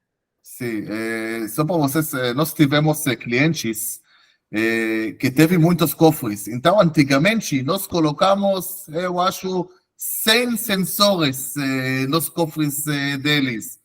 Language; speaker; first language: Portuguese; non-native, fluent; Hebrew